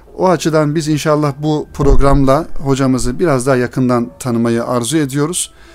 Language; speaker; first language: Turkish; native; Turkish